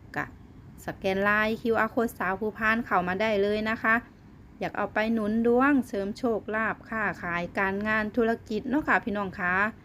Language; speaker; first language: Thai; non-native, local second language; Northeastern Thai